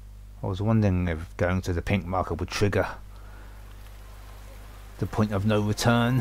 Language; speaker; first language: English; native; English